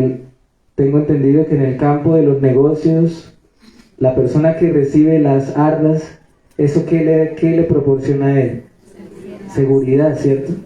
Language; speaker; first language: Spanish; native; Spanish